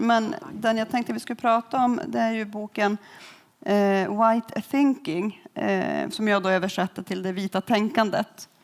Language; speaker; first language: Swedish; native; Swedish